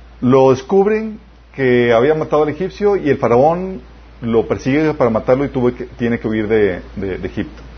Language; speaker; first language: Spanish; native; Spanish